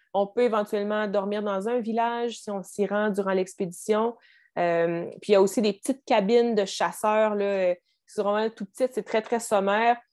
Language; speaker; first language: French; native; French